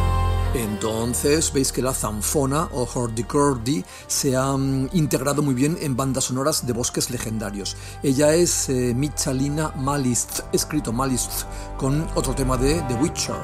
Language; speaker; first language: Spanish; native; Spanish